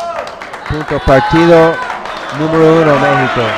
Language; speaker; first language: Spanish; non-native, learner; English